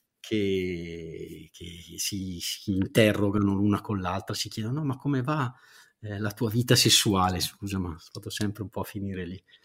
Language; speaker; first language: Italian; native; Italian